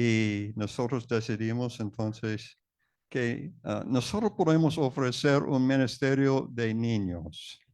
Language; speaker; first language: Spanish; non-native, fluent; English